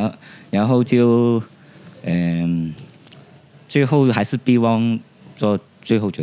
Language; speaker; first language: Chinese; non-native, local second language; Cantonese